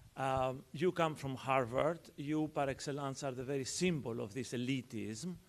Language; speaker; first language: English; non-native, fluent; Albanian